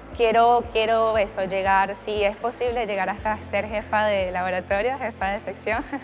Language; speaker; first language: Spanish; native; Spanish